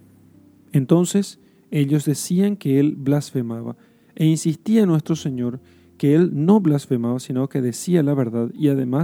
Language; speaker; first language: Spanish; native; Spanish